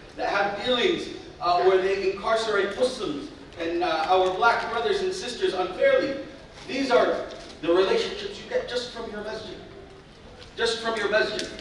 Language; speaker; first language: English; native; English